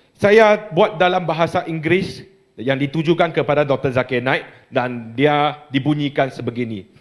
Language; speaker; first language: Malay; non-native, local second language; Chinese